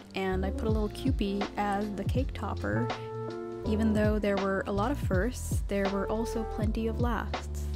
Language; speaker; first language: English; native; English